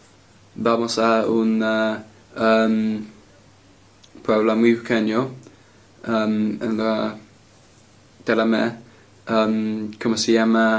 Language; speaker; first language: Spanish; non-native, learner; English